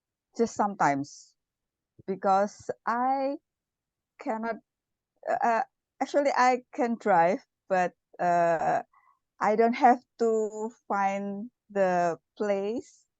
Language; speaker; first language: English; non-native, learner; Indonesian